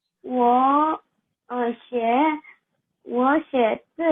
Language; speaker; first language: Chinese; non-native, learner; Korean